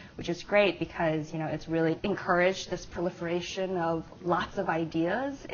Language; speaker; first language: English; native; English